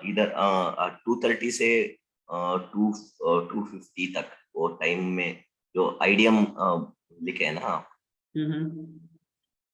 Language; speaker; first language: Hindi; non-native, local second language; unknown